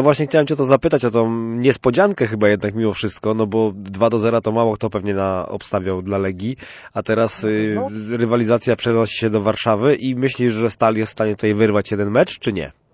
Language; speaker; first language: Polish; native; Polish